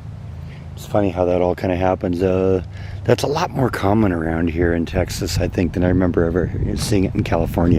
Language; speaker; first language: English; native; English